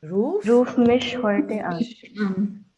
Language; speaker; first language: German; non-native, learner; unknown